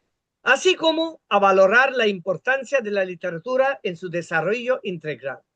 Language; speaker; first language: Spanish; non-native, fluent; Bangla